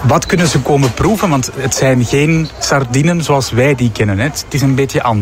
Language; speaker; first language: Dutch; native; Dutch